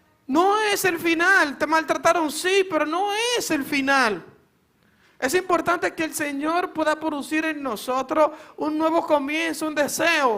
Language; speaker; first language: Spanish; native; Spanish